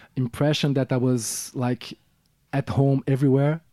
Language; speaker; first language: English; non-native, fluent; Portuguese